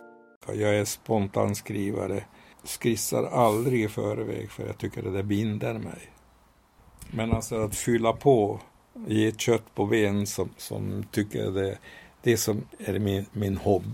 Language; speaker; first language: Swedish; non-native, fluent; Hungarian